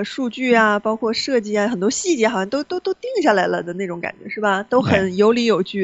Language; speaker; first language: Chinese; native; Chinese